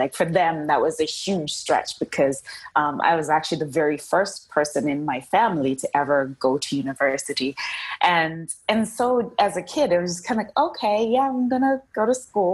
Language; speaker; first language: English; non-native, local second language; Shona